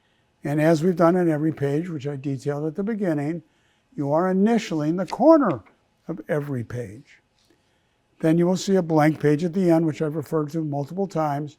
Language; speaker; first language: English; native; English